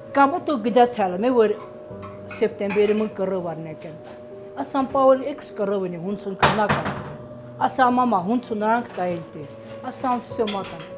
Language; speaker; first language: Armenian; native; Armenian